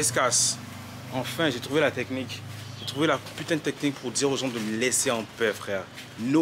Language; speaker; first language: French; native; French